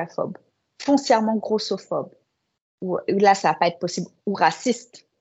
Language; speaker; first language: French; native; French